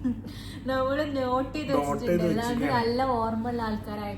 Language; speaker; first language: Malayalam; native; Malayalam